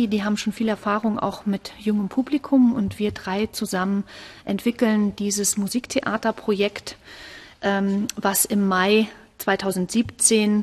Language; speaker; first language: German; native; German